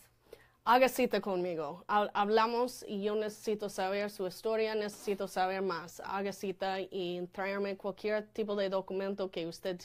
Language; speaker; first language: Spanish; non-native, fluent; English